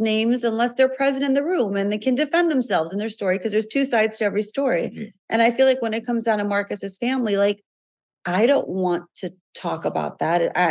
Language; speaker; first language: English; native; English